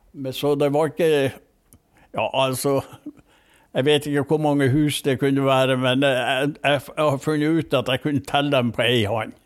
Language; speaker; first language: Norwegian; native; Norwegian